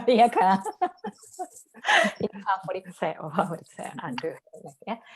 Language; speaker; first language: Indonesian; non-native, fluent; Japanese